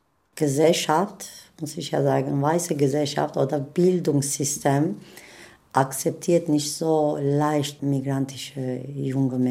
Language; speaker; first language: German; non-native, learner; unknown